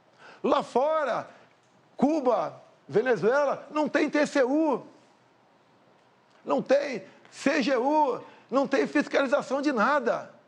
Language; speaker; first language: Portuguese; native; Portuguese